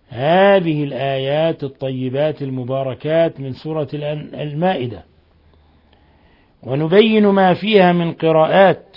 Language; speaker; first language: Arabic; native; Arabic